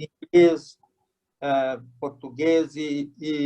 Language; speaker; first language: Portuguese; non-native, fluent; Hungarian